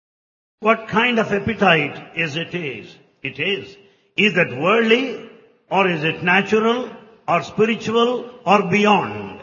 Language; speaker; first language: English; non-native, local second language; Telugu